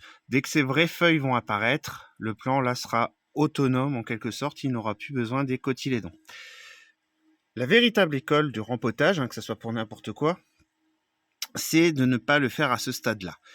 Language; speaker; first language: French; native; French